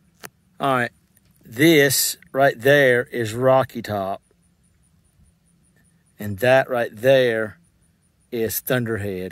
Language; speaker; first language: English; native; English